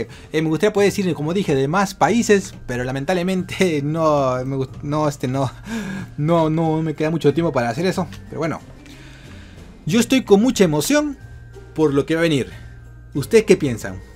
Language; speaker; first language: Spanish; native; Spanish